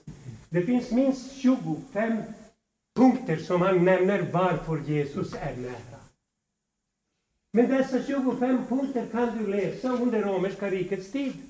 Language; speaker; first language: Swedish; non-native, fluent; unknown